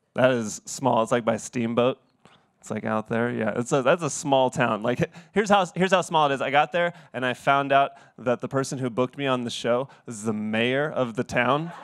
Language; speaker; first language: English; native; English